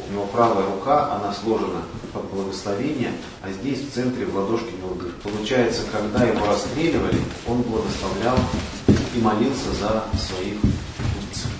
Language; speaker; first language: Russian; native; Russian